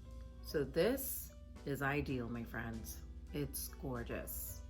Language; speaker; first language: English; native; English